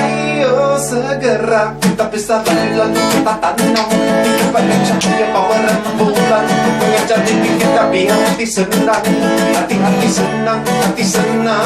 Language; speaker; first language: Indonesian; non-native, fluent; English